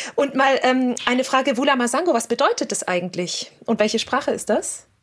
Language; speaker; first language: German; native; German